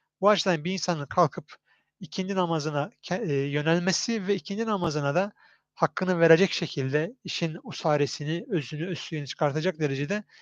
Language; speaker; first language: Turkish; native; Turkish